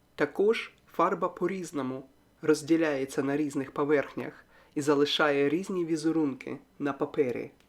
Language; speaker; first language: Ukrainian; non-native, local second language; Russian